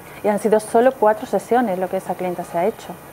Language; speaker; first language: Spanish; native; Spanish